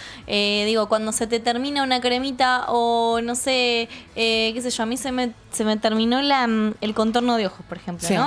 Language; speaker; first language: Spanish; native; Spanish